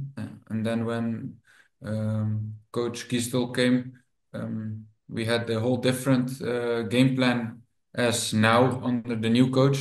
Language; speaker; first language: English; non-native, fluent; Dutch